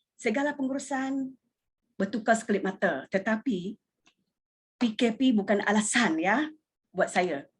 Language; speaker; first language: Malay; non-native, local second language; Iban